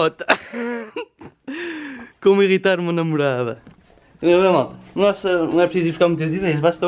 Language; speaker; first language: Portuguese; native; Portuguese